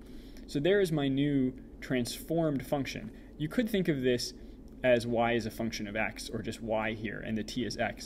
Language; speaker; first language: English; native; English